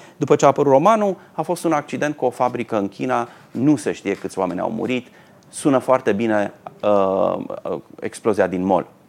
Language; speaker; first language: Romanian; native; Romanian